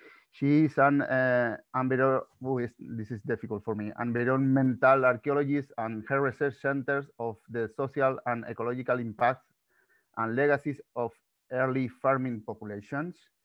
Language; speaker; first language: English; non-native, learner; Spanish